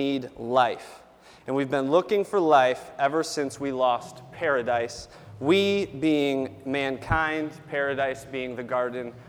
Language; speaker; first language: English; native; English